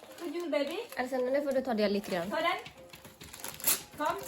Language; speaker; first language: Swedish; non-native, learner; Thai